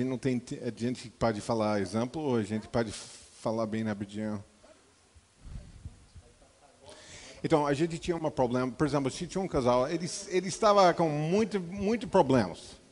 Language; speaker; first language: Portuguese; non-native, fluent; English